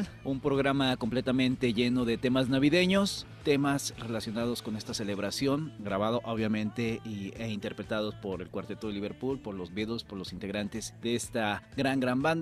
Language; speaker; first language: Spanish; native; Spanish